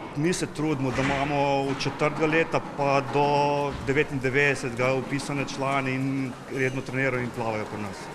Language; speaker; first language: Slovenian; native; Slovenian